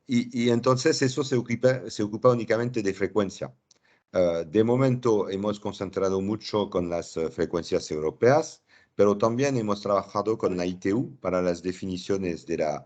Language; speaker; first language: Spanish; non-native, fluent; French